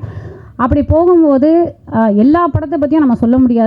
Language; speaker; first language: Tamil; native; Tamil